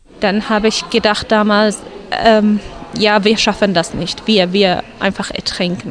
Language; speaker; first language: German; non-native, fluent; Arabic